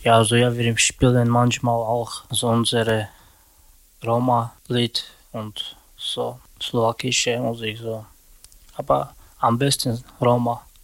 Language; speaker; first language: German; non-native, learner; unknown